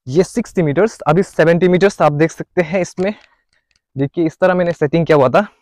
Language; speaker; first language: Hindi; non-native, local second language; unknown